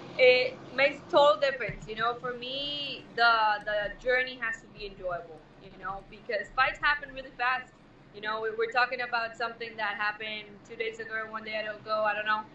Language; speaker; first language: English; non-native, fluent; Spanish